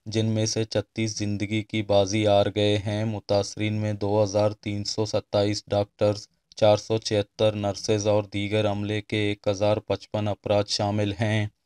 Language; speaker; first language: Urdu; non-native, local second language; Baluchi